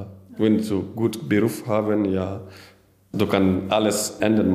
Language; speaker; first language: German; non-native, learner; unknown